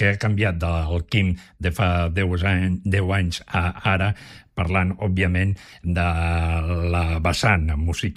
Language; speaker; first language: Catalan; native; Catalan